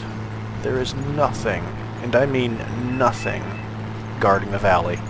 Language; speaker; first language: English; native; English